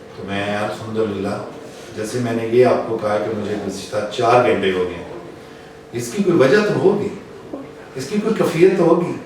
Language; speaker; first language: Urdu; non-native, local second language; Punjabi